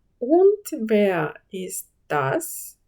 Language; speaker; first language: German; non-native, fluent; Ukrainian